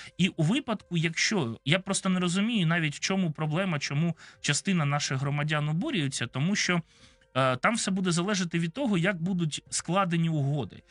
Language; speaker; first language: Ukrainian; non-native, local second language; Russian